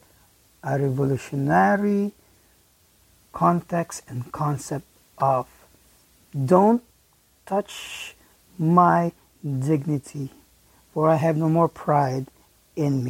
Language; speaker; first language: English; non-native, local second language; Filipino